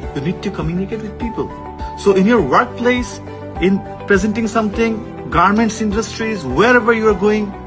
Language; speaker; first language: English; non-native, local second language; Bangla